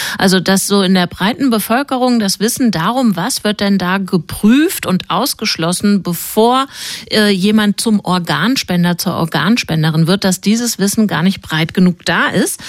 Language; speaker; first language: German; native; German